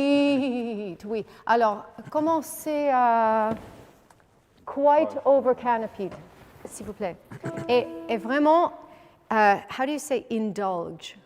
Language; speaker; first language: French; non-native, fluent; English